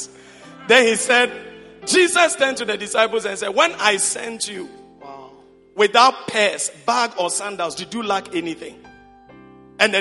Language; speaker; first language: English; non-native, local second language; Akan